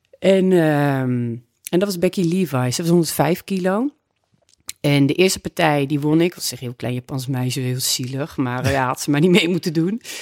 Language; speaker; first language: Dutch; native; Dutch